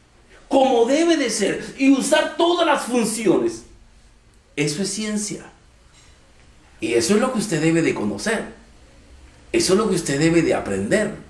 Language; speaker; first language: Spanish; native; Spanish